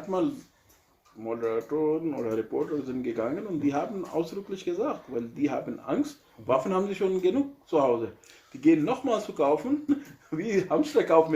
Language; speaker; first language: German; non-native, learner; Urdu